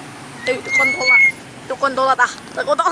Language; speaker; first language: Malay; non-native, local second language; Sundanese